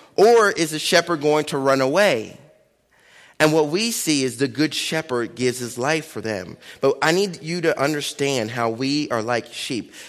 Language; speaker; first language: English; early bilingual, other home language; Akan